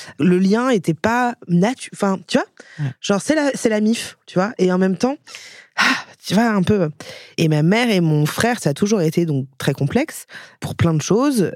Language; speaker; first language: French; native; French